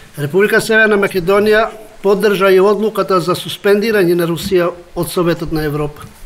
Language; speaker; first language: Macedonian; non-native, local second language; Albanian